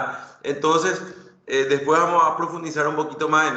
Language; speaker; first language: Spanish; native; Spanish